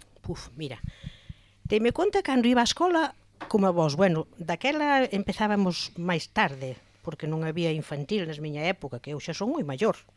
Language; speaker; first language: Galician; native; Galician